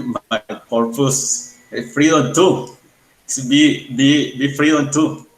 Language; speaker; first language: English; non-native, learner; Spanish